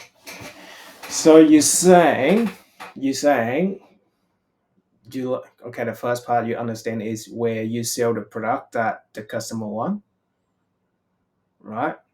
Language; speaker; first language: English; non-native, fluent; Vietnamese